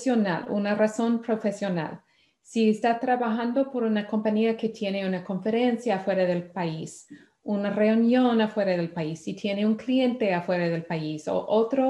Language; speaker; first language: Spanish; non-native, fluent; English